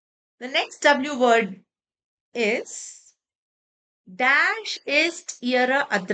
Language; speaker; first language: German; non-native, fluent; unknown